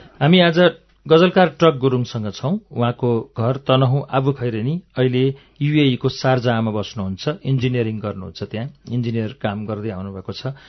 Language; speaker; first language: Nepali; native; Nepali